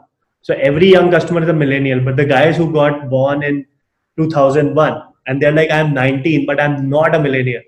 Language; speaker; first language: English; non-native, local second language; Hindi